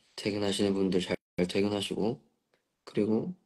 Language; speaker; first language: Korean; early bilingual, other home language; English